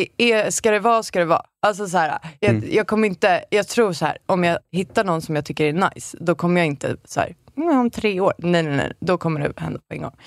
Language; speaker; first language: Swedish; native; Swedish